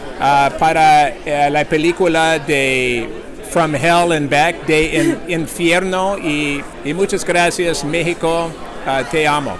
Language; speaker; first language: Spanish; non-native, learner; English